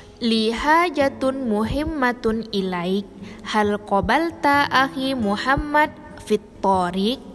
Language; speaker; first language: Arabic; non-native, learner; Indonesian